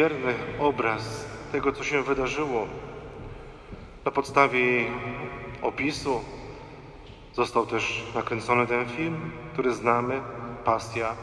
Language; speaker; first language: Polish; native; Polish